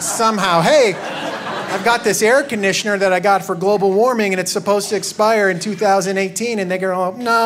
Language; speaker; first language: English; native; English